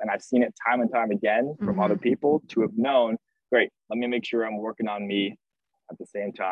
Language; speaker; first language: English; native; English